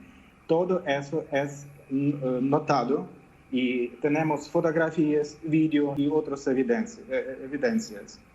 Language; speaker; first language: Spanish; non-native, fluent; Ukrainian